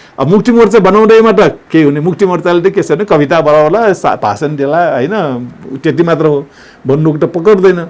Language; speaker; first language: Nepali; non-native, local second language; Newari